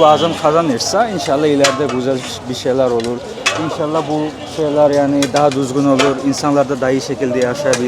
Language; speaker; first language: Turkish; non-native, fluent; Bangla